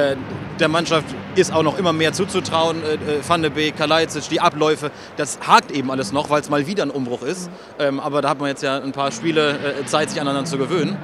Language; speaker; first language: German; native; German